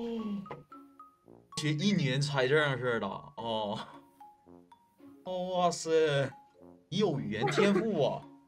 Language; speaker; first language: Chinese; non-native, fluent; Korean